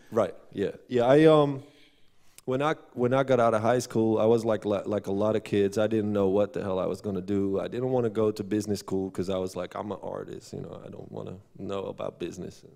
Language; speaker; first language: English; non-native, fluent; Dutch